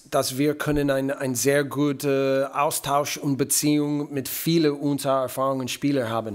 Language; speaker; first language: German; non-native, fluent; English